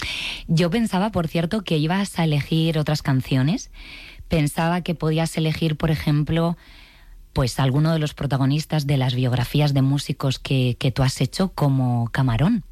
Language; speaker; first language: Spanish; native; Spanish